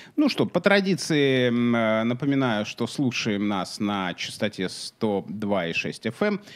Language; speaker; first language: Russian; native; Russian